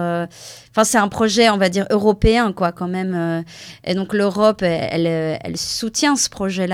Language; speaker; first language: French; native; French